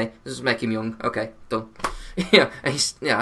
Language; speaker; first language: English; native; English